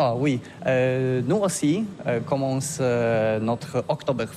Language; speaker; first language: French; non-native, learner; Polish